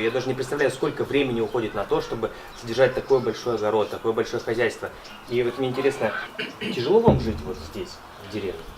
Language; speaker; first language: Russian; native; Russian